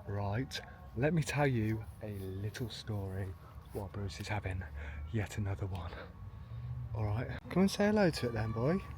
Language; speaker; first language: English; native; English